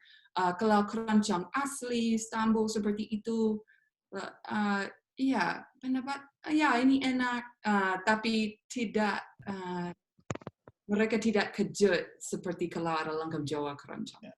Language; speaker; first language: Indonesian; non-native, fluent; English